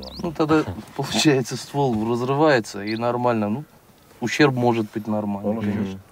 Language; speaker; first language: Russian; non-native, local second language; Azerbaijani